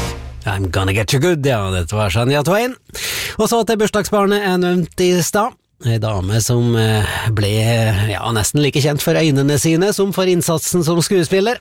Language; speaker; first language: Norwegian; native; Norwegian